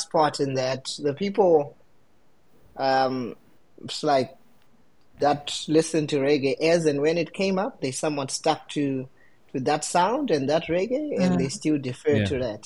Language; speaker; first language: English; non-native, local second language; Shona